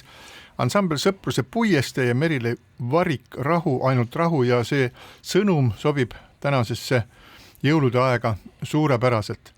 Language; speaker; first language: Estonian; native; Estonian